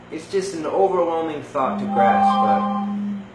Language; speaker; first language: English; early bilingual, other home language; Spanish